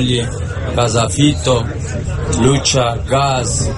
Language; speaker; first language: Italian; non-native, learner; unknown